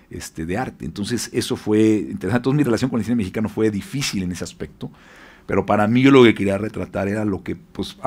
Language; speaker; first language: Spanish; native; Spanish